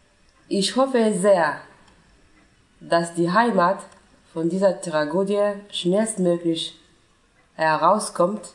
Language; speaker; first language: German; non-native, fluent; Persian